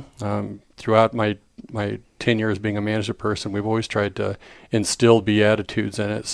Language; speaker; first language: English; native; English